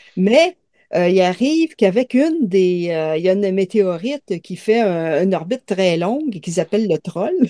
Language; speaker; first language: French; native; French